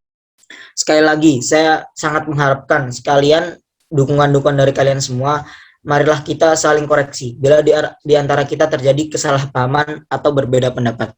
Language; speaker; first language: Malay; native; Malay